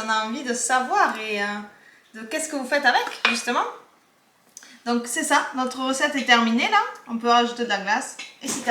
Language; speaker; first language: French; native; French